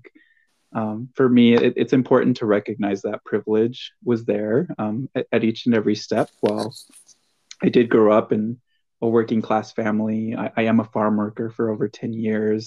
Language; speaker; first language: English; early bilingual, other home language; Spanish